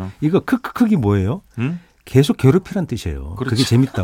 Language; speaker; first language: Korean; native; Korean